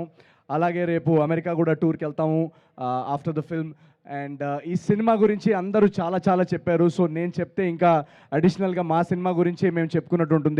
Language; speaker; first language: Telugu; native; Telugu